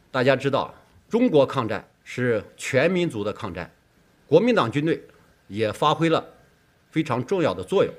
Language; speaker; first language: Chinese; native; Chinese